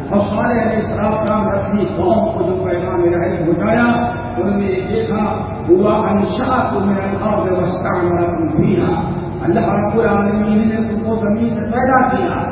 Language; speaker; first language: Urdu; native; Urdu